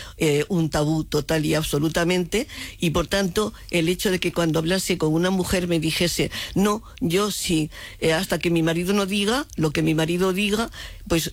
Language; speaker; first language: Spanish; native; Spanish